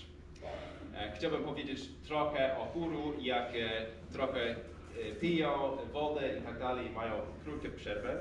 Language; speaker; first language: Polish; non-native, fluent; English